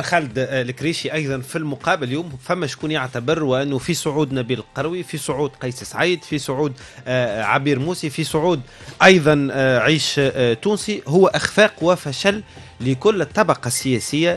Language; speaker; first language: Arabic; native; Arabic